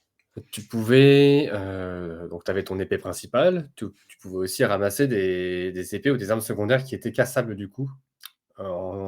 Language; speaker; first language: French; native; French